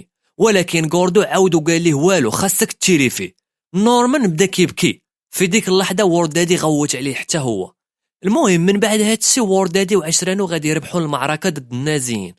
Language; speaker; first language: Arabic; native; Arabic